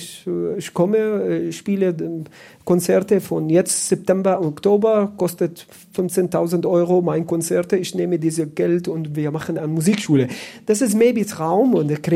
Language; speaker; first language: German; non-native, learner; Arabic